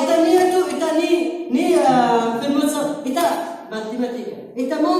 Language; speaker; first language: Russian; non-native, learner; Arabic